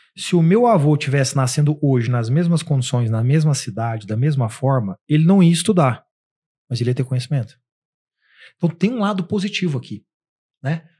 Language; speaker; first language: Portuguese; native; Portuguese